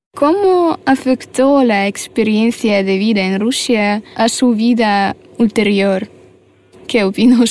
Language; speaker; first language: Spanish; non-native, fluent; Russian